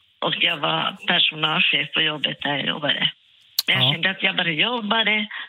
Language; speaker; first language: Swedish; non-native, local second language; Finnish